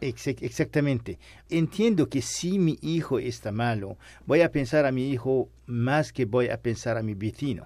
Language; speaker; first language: Spanish; non-native, learner; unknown